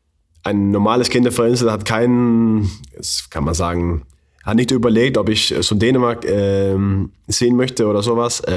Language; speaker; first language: German; non-native, learner; Faroese